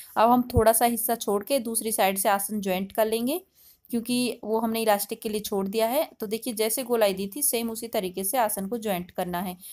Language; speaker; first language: Hindi; native; Hindi